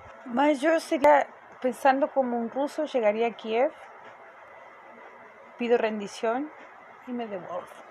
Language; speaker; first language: Portuguese; non-native, fluent; Spanish